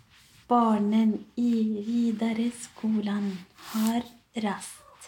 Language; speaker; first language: Swedish; non-native, learner; Arabic